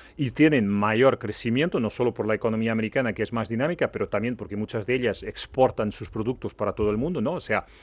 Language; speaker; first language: Spanish; non-native, fluent; Portuguese